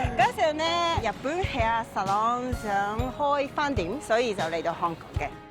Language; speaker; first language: Cantonese; non-native, fluent; Japanese